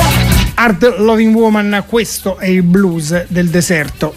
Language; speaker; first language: Italian; native; Italian